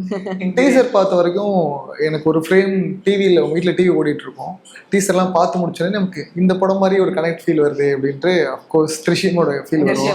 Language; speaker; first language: Tamil; native; Tamil